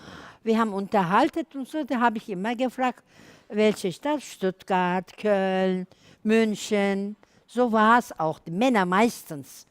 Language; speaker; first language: German; non-native, learner; Turkish